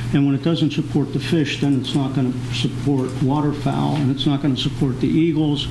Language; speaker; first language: English; native; English